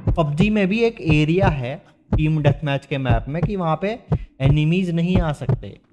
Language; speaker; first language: Hindi; native; Hindi